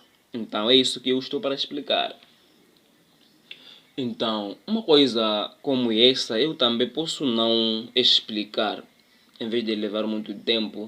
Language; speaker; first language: Portuguese; non-native, local second language; Tsonga